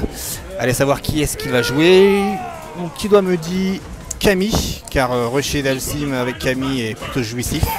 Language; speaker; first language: French; native; French